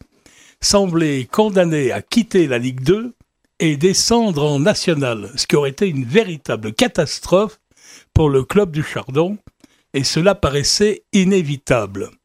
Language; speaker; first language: French; native; French